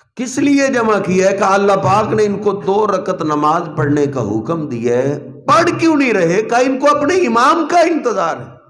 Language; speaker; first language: Urdu; non-native, local second language; Punjabi